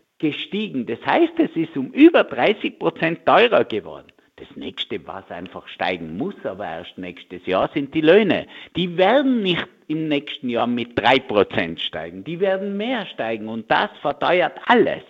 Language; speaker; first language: German; native; German